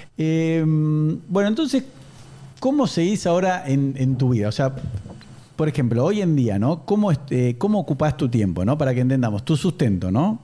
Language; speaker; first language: Spanish; native; Spanish